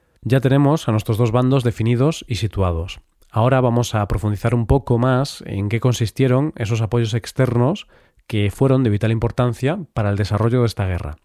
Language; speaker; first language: Spanish; native; Spanish